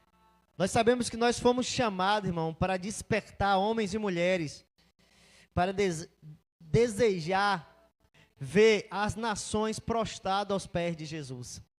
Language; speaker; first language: Portuguese; native; Portuguese